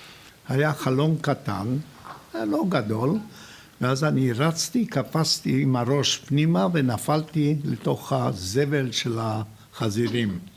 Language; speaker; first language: Hebrew; non-native, fluent; Hungarian